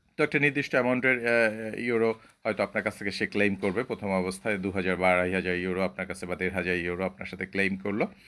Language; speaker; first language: Bangla; native; Bangla